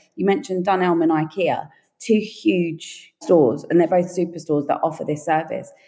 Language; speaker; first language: English; native; English